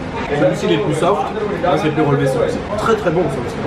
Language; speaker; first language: French; native; French